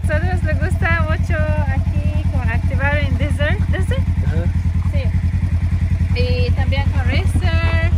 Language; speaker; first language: Spanish; non-native, learner; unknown